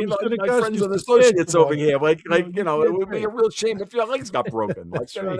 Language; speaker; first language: English; native; English